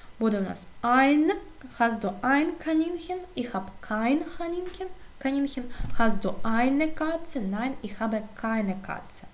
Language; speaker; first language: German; non-native, fluent; Ukrainian